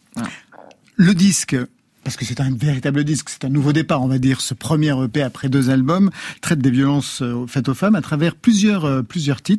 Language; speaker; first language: French; native; French